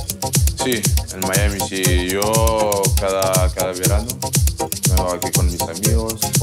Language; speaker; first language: Spanish; non-native, fluent; French